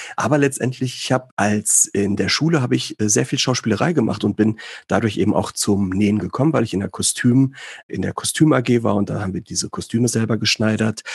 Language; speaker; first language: German; early bilingual, other home language; Greek